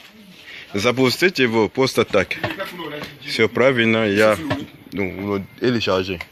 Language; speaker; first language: Russian; non-native, learner; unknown